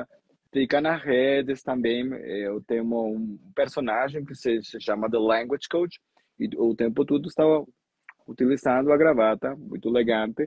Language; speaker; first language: Portuguese; non-native, fluent; Spanish